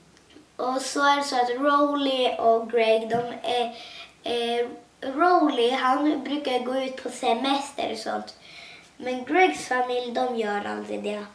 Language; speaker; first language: Swedish; non-native, local second language; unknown